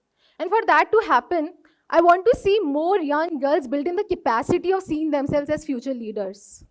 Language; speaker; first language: English; non-native, local second language; Hindi